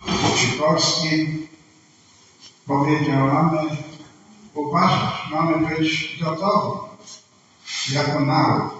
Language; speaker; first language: Polish; non-native, fluent; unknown